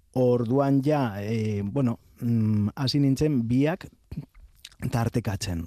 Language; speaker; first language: Basque; non-native, local second language; Spanish